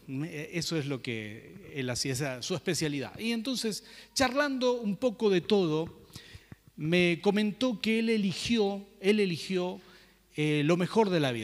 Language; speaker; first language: Spanish; native; Spanish